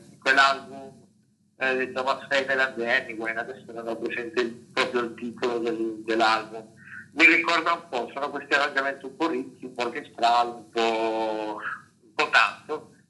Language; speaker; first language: Italian; non-native, fluent; Spanish